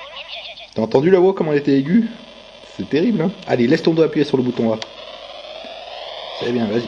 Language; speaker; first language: French; native; French